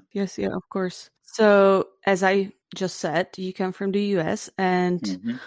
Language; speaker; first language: English; non-native, fluent; Czech